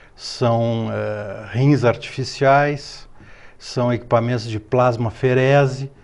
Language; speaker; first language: Portuguese; native; Portuguese